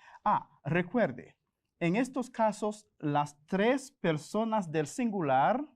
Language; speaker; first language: Spanish; non-native, fluent; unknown